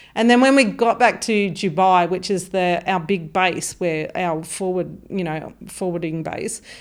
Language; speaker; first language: English; native; English